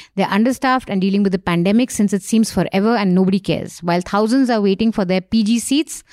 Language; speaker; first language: English; non-native, local second language; Hindi